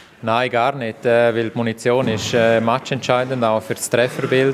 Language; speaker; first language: German; native; German